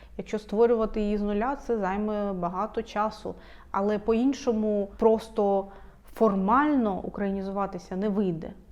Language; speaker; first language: Ukrainian; non-native, local second language; Russian